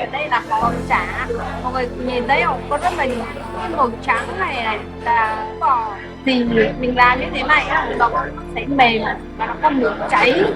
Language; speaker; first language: Vietnamese; native; Vietnamese